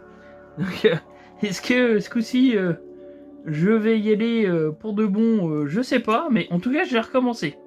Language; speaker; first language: French; native; French